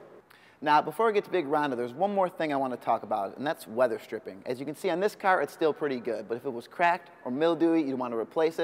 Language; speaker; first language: English; native; English